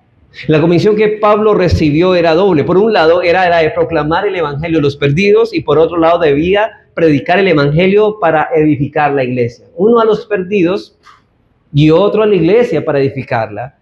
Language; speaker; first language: Spanish; native; Spanish